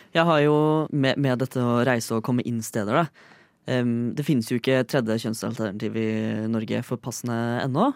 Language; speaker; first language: Norwegian; native; Norwegian